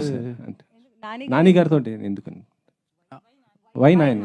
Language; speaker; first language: Telugu; native; Telugu